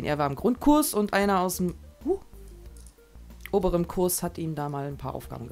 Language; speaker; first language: German; native; German